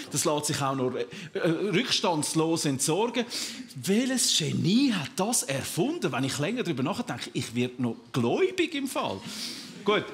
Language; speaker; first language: German; native; German